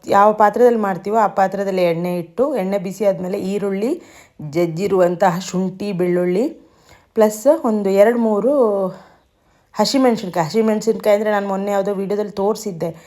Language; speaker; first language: Kannada; non-native, local second language; Tulu